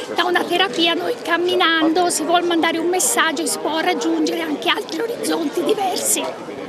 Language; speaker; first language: Italian; native; Italian